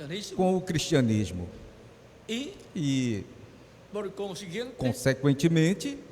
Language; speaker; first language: Portuguese; native; Portuguese